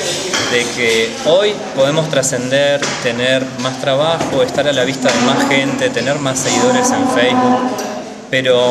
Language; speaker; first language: Spanish; native; Spanish